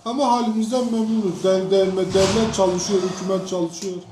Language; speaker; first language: Turkish; native; Turkish